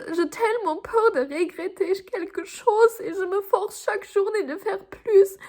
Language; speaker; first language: French; non-native, fluent; German